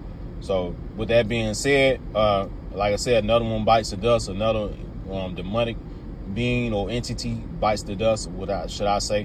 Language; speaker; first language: English; native; English